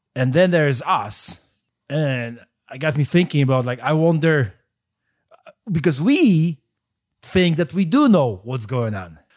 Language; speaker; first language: English; non-native, fluent; Polish